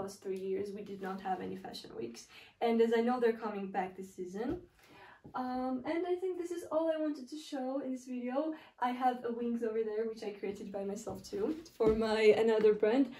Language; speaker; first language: English; non-native, fluent; Georgian